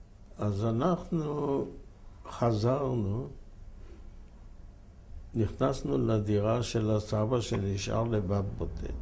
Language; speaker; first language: Hebrew; non-native, fluent; German